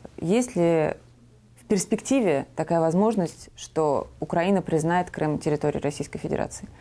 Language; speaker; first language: Russian; non-native, local second language; Georgian